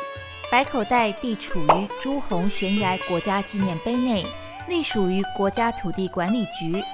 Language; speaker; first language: Chinese; native; Chinese